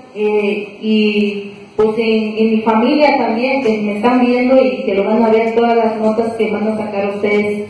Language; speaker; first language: Spanish; non-native, fluent; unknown